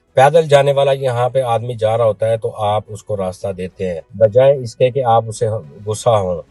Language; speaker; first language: Urdu; non-native, local second language; Punjabi